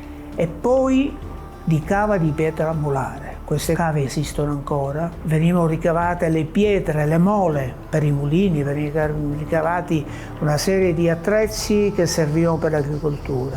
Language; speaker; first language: Italian; native; Italian